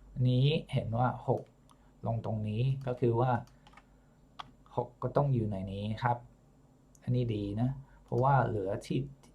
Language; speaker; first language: Thai; non-native, fluent; English